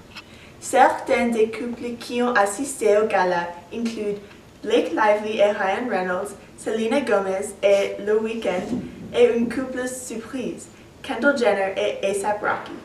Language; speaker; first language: French; non-native, learner; English